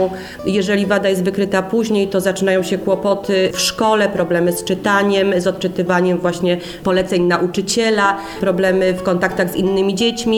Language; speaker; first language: Polish; native; Polish